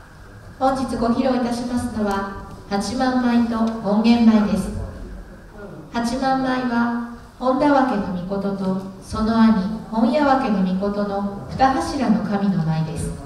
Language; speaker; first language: Japanese; native; Japanese